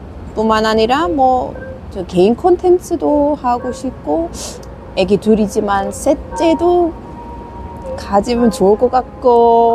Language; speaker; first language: Korean; non-native, fluent; English